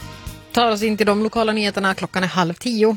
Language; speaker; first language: Swedish; native; Swedish